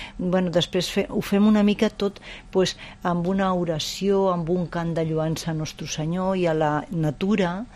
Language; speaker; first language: Catalan; non-native, local second language; Spanish